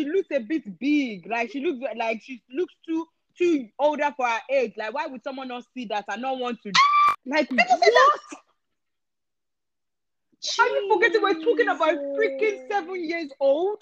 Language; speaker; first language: English; non-native, local second language; Yoruba